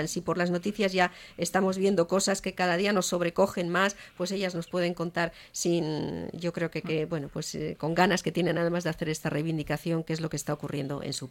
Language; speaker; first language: Spanish; native; Spanish